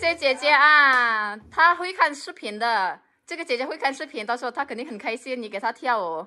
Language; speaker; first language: Chinese; non-native, fluent; Indonesian